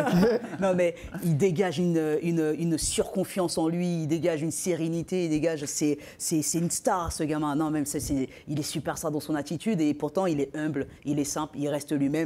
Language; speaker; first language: French; native; French